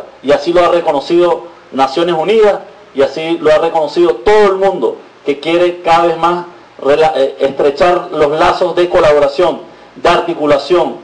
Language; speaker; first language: Spanish; native; Spanish